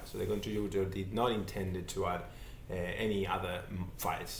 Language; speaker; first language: English; non-native, fluent; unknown